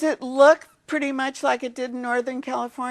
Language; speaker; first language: English; native; English